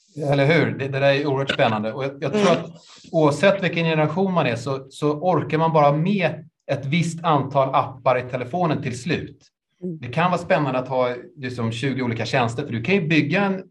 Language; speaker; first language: Swedish; native; Swedish